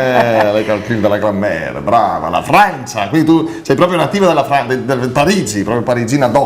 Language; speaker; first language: Italian; native; Italian